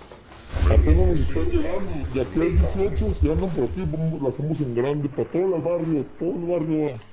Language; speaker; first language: Spanish; native; Spanish